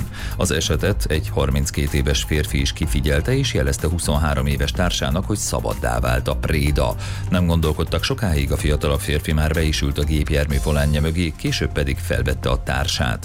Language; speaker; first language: Hungarian; native; Hungarian